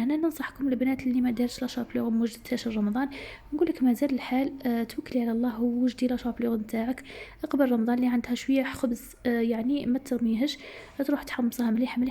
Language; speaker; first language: Arabic; native; Arabic